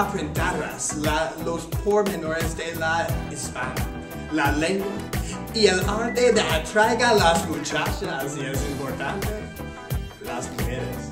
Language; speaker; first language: Spanish; non-native, learner; English